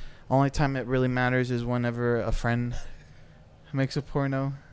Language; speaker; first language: English; early bilingual, other home language; Spanish